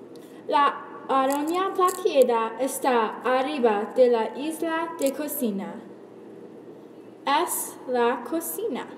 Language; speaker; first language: Spanish; non-native, learner; English